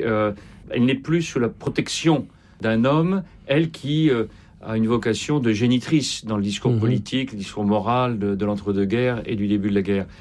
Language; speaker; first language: French; native; French